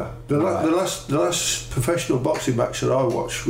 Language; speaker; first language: English; native; English